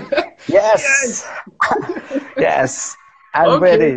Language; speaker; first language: English; non-native, learner; Indonesian